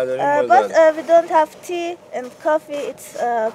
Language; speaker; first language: English; non-native, learner; Persian